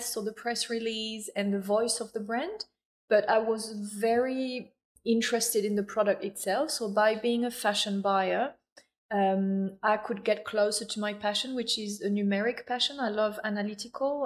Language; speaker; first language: English; non-native, fluent; French